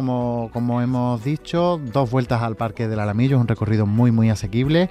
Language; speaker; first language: Spanish; native; Spanish